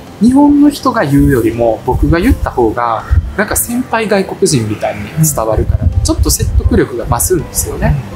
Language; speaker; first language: Japanese; early bilingual, other home language; Russian